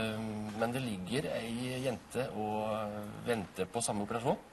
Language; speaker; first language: Norwegian; native; Norwegian